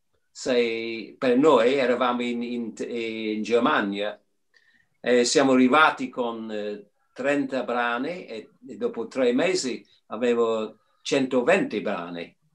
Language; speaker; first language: Italian; non-native, fluent; English